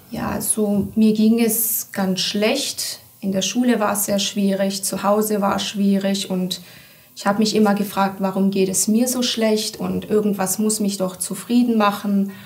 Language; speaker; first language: German; early bilingual, other home language; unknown